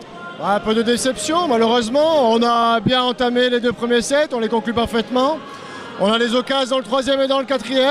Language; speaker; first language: French; native; French